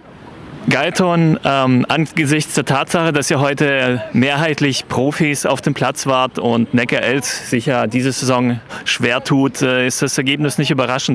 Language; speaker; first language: German; native; German